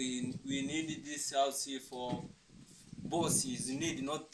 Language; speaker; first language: English; non-native, learner; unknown